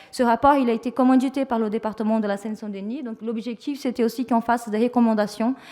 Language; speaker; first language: French; non-native, fluent; Portuguese